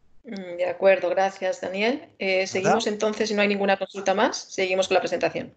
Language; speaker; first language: Spanish; native; Spanish